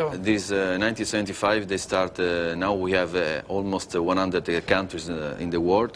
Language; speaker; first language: English; non-native, learner; Italian